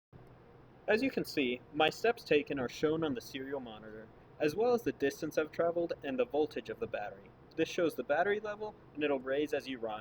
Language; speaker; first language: English; native; English